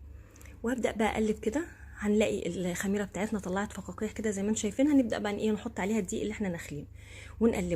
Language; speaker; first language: Arabic; native; Arabic